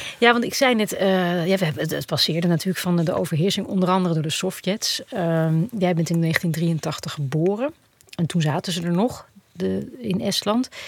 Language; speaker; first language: Dutch; native; Dutch